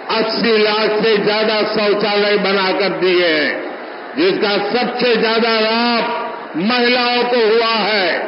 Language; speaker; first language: Hindi; non-native, local second language; Gujarati